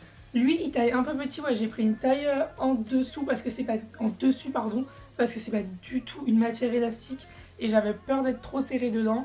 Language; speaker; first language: French; native; French